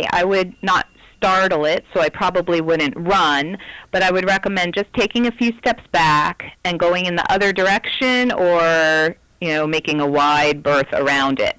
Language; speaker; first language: English; native; English